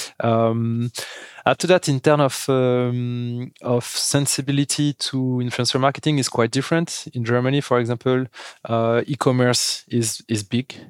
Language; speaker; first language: English; non-native, fluent; French